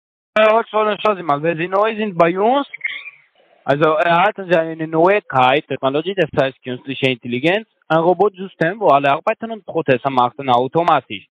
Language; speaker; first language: German; non-native, learner; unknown